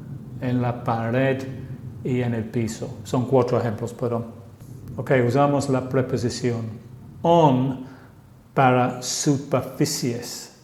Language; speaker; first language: Spanish; non-native, fluent; English